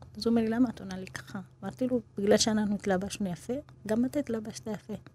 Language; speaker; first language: Hebrew; non-native, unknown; Amharic